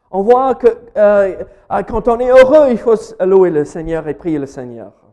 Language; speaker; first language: French; non-native, fluent; English